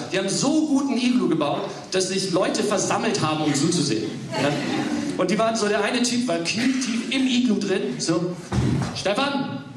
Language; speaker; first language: German; early bilingual, other home language; English